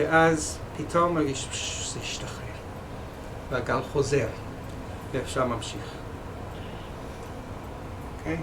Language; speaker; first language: Hebrew; non-native, fluent; English